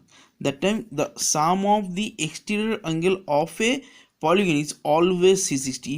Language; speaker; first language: English; non-native, local second language; Bangla